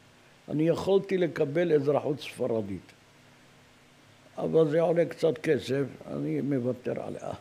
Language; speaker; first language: Hebrew; non-native, fluent; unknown